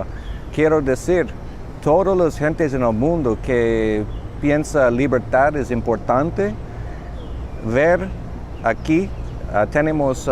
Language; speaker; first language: Spanish; non-native, learner; English